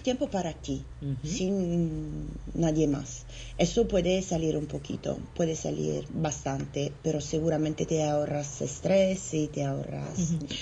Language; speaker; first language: Spanish; non-native, fluent; Italian